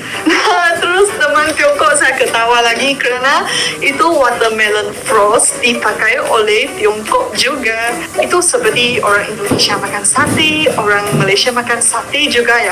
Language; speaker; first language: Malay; non-native, local second language; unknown